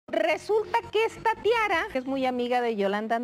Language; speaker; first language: Spanish; native; Spanish